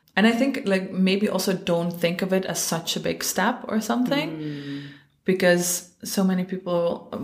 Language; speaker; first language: English; non-native, fluent; Dutch